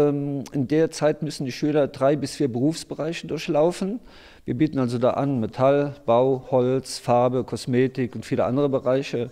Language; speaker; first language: German; native; German